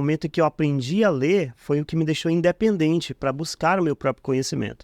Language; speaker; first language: Portuguese; native; Portuguese